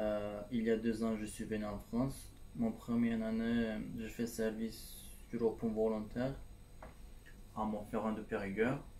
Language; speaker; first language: French; non-native, learner; Turkish